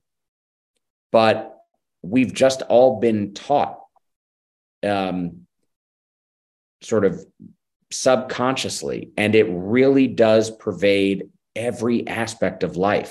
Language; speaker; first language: English; native; English